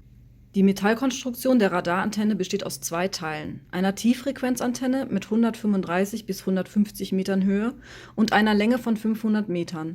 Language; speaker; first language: German; native; German